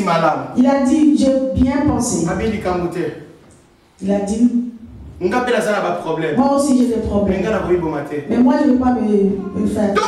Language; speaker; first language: French; non-native, local second language; Lingala